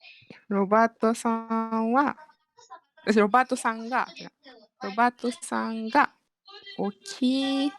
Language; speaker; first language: Japanese; non-native, learner; Malay